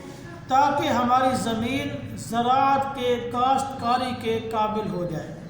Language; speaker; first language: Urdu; non-native, local second language; Punjabi